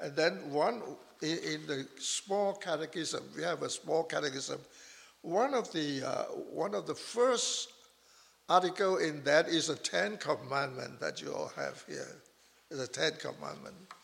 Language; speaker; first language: English; non-native, local second language; Chinese